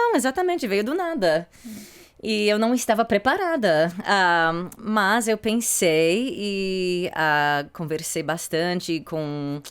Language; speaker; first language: Portuguese; early bilingual, heritage; English